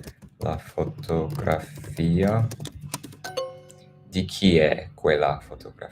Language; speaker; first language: Italian; non-native, learner; English